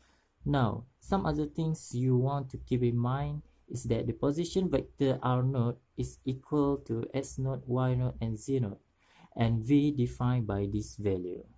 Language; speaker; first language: English; non-native, local second language; Malay